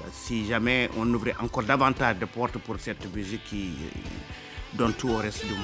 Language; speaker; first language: French; non-native, local second language; Fula